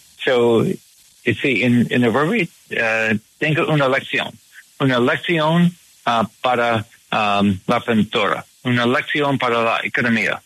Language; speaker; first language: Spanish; non-native, learner; English